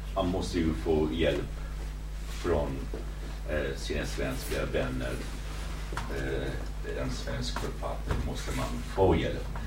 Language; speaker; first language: Swedish; non-native, fluent; Kurdish